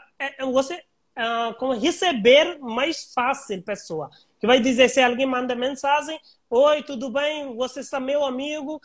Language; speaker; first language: Portuguese; non-native, learner; Hindi